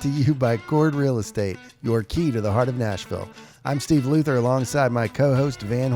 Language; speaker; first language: English; native; English